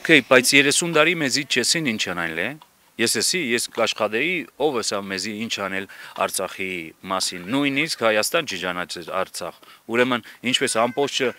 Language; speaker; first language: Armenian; early bilingual, heritage; Armenian